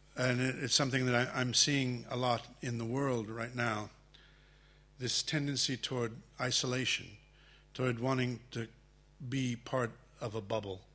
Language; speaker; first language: English; early bilingual, other home language; Spanish